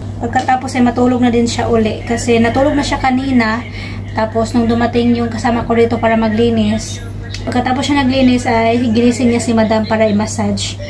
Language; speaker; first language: Filipino; non-native, local second language; Cebuano